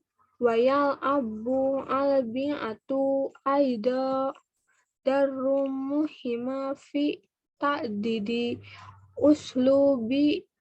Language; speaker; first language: Arabic; non-native, learner; Indonesian